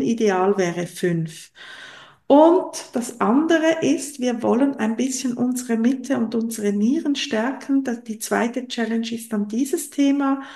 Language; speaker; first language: German; non-native, local second language; French